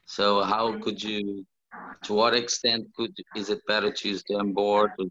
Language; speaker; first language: English; non-native, fluent; Portuguese